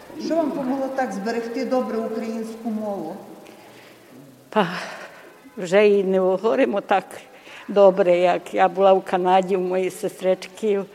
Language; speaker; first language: Ukrainian; early bilingual, heritage; Ukrainian